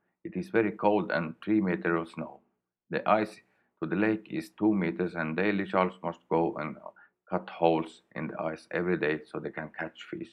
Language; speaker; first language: English; non-native, learner; Swedish